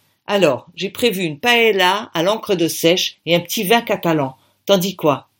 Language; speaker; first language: French; native; French